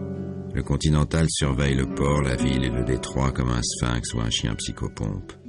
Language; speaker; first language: French; native; French